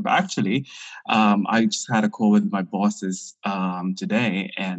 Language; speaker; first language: English; non-native, local second language; Filipino